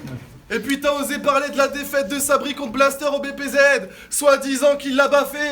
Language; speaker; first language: French; native; French